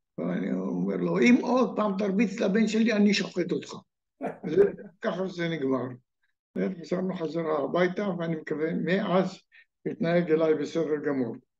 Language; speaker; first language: Hebrew; native; Hebrew